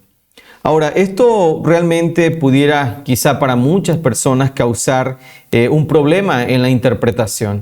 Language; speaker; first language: Spanish; native; Spanish